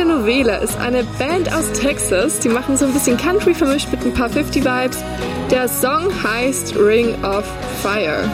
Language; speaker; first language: German; native; German